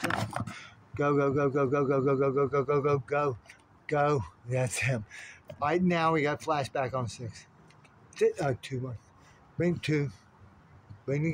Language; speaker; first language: English; native; English